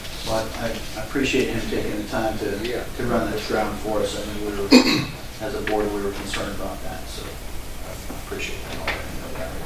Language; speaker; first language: English; native; English